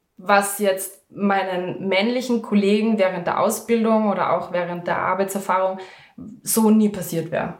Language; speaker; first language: German; native; German